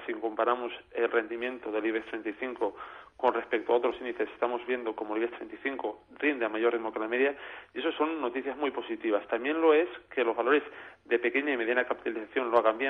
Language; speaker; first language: Spanish; native; Spanish